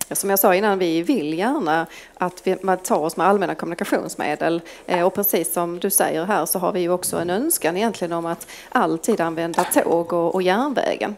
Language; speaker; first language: Swedish; native; Swedish